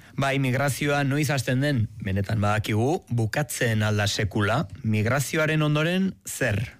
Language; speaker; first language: Basque; native; Basque